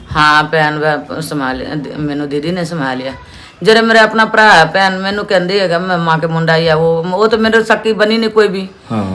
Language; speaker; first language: Punjabi; non-native, local second language; Hindi